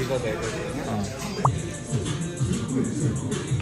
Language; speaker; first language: Korean; native; Korean